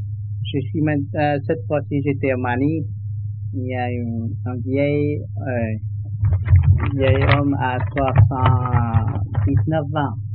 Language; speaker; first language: French; non-native, learner; Vietnamese